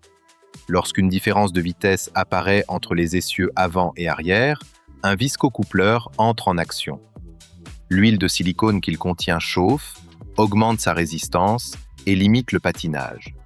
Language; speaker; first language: French; native; French